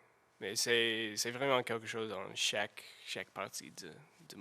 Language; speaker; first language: French; non-native, learner; English